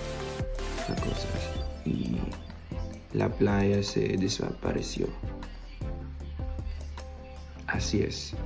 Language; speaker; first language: Spanish; non-native, fluent; Filipino